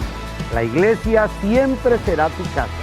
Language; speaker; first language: Spanish; native; Spanish